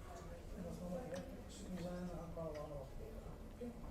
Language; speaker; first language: French; non-native, learner; German